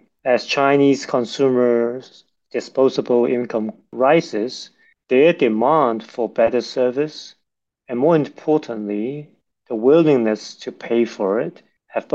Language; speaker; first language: English; non-native, local second language; Cantonese